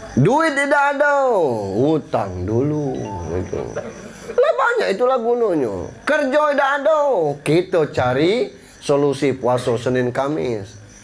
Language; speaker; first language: Malay; native; Malay